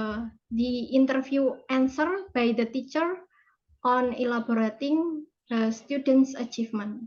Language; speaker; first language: English; non-native, fluent; Indonesian